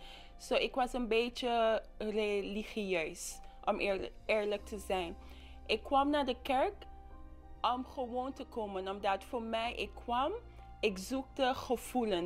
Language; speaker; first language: Dutch; non-native, local second language; English